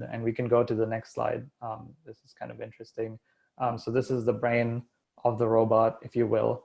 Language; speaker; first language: English; non-native, fluent; German